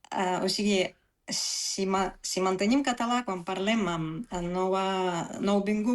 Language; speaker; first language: Catalan; non-native, fluent; Russian